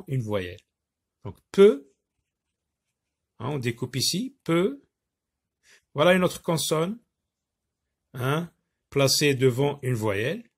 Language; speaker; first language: French; non-native, local second language; Arabic